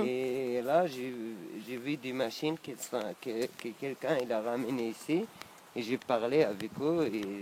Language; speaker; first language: French; non-native, local second language; Arabic